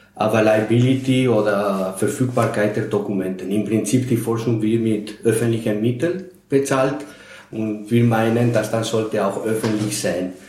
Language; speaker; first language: German; non-native, fluent; Spanish